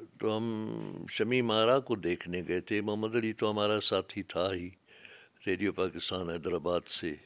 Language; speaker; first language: Urdu; non-native, local second language; Sindhi